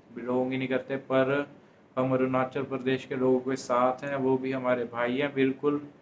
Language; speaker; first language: Hindi; non-native, local second language; Punjabi